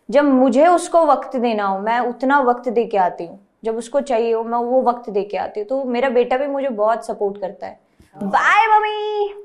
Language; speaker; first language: Hindi; native; Hindi